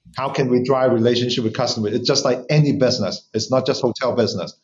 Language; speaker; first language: English; non-native, local second language; Cantonese